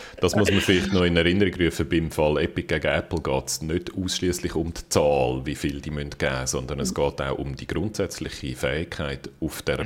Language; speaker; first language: German; native; German